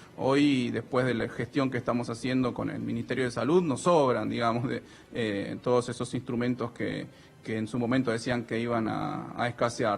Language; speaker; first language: Spanish; native; Spanish